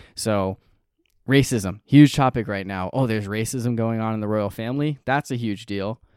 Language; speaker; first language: English; native; English